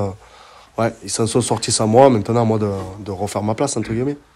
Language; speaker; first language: French; native; French